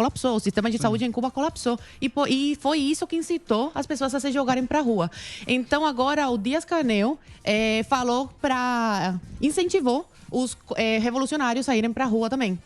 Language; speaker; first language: Portuguese; non-native, fluent; Spanish